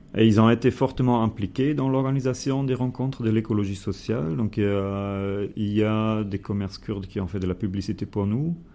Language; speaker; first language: French; non-native, fluent; German